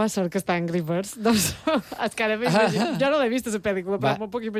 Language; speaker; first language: Catalan; native; Catalan